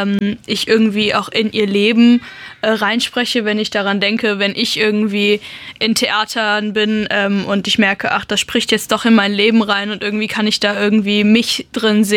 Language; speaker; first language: German; non-native, local second language; Luxembourgish